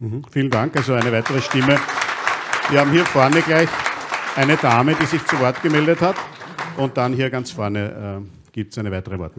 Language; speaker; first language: German; native; German